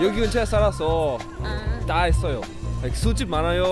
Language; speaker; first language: Korean; non-native, fluent; English